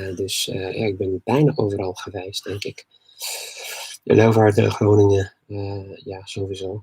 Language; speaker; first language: Dutch; non-native, learner; English